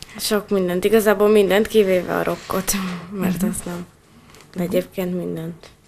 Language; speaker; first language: Hungarian; native; Hungarian